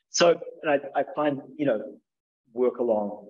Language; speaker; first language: English; native; English